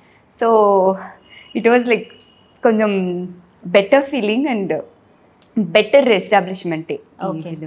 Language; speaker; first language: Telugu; non-native, learner; Tamil